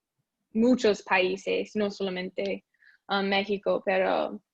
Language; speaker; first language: Spanish; non-native, learner; English